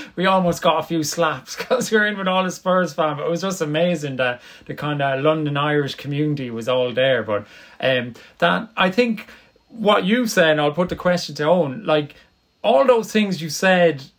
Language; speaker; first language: English; native; English